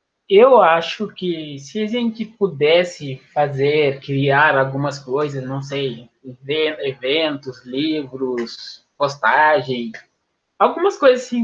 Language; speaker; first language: Portuguese; non-native, fluent; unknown